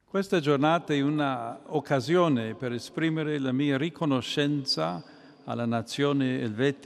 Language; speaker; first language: Italian; non-native, fluent; English